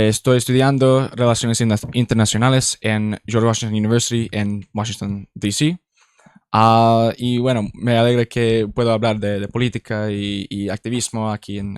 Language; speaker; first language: Spanish; non-native, learner; English